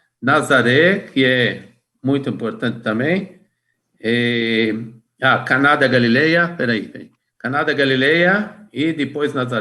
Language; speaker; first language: Portuguese; non-native, fluent; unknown